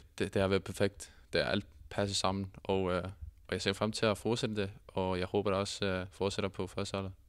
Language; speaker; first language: Danish; non-native, fluent; Icelandic